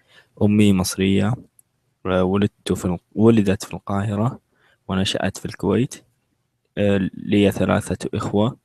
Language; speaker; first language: Arabic; non-native, learner; English